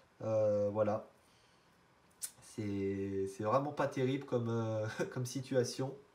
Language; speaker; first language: French; native; French